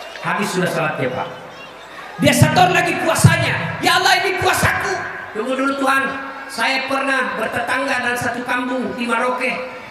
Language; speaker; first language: Indonesian; non-native, local second language; Buginese